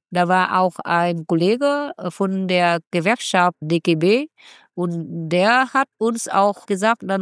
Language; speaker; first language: German; non-native, fluent; Vietnamese